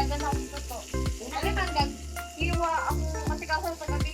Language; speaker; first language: Filipino; non-native, local second language; Cebuano